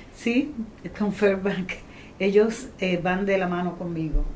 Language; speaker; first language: Spanish; native; Spanish